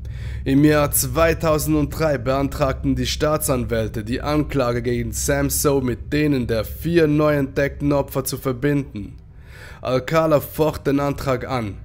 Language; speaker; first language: German; native; German